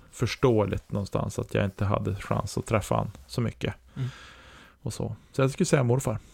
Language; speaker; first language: Swedish; native; Swedish